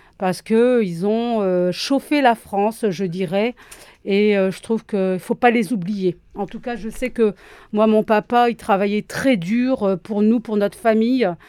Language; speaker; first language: French; native; French